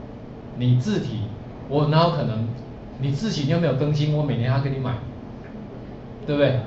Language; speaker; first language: Chinese; native; Chinese